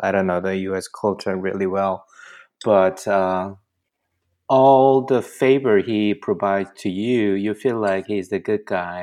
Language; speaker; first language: English; non-native, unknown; Korean